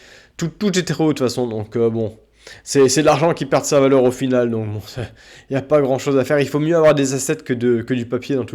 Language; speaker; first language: French; native; French